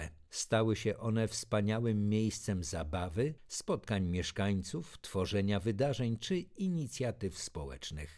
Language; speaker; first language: Polish; native; Polish